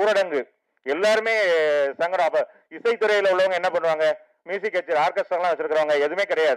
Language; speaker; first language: Tamil; native; Tamil